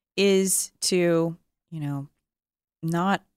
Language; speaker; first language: English; native; English